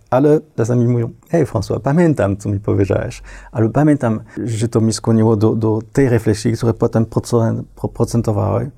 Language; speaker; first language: Polish; non-native, fluent; French